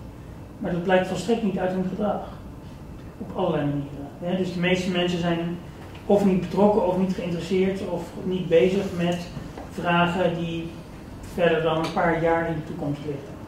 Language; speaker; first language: Dutch; native; Dutch